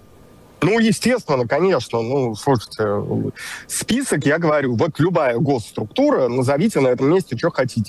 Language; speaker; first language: Russian; native; Russian